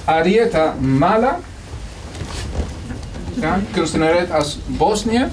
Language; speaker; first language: Dutch; non-native, fluent; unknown